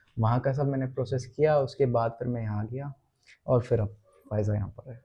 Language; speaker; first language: Hindi; native; Hindi